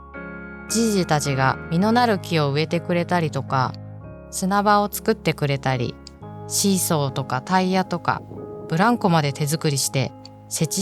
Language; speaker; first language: Japanese; native; Japanese